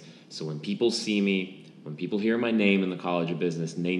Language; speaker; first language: English; non-native, fluent; Lithuanian